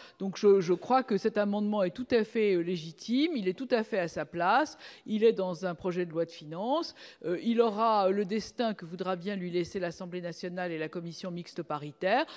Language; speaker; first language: French; native; French